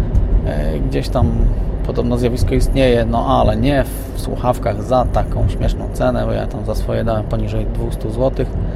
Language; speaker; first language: Polish; native; Polish